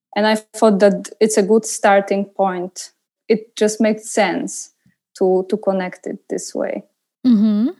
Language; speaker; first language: English; non-native, fluent; Polish